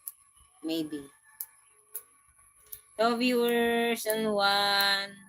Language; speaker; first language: English; non-native, local second language; Filipino